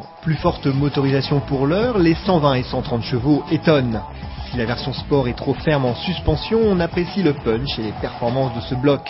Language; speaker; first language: French; native; French